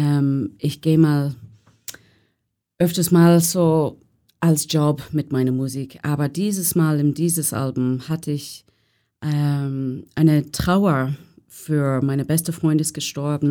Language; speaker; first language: German; non-native, learner; English